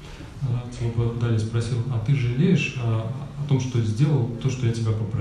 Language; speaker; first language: Russian; native; Russian